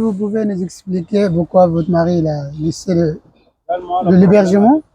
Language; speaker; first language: French; non-native, learner; Arabic